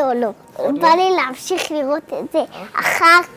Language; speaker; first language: Hebrew; early bilingual, other home language; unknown